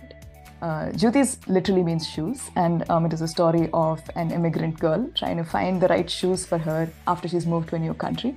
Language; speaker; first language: English; non-native, local second language; Tamil